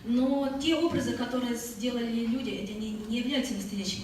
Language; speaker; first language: Russian; native; Russian